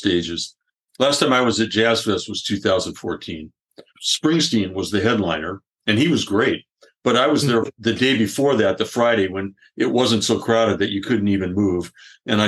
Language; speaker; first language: English; native; English